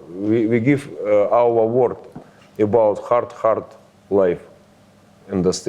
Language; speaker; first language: English; non-native, learner; Russian